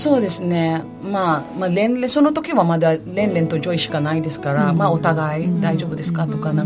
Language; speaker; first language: Japanese; non-native, fluent; Filipino